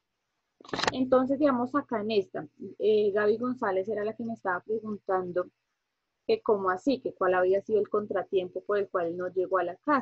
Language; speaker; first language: Spanish; native; Spanish